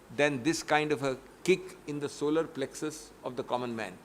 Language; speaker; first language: English; non-native, local second language; Hindi